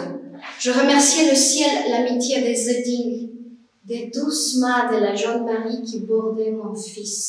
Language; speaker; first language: French; non-native, fluent; Spanish